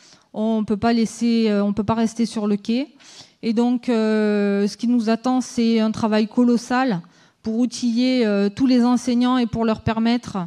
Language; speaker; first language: French; native; French